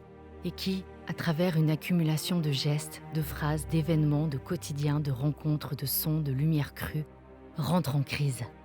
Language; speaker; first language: French; native; French